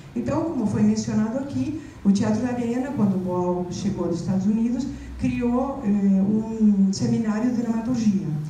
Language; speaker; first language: Portuguese; non-native, fluent; Spanish